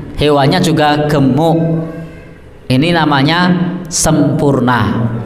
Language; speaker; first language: Indonesian; non-native, local second language; Javanese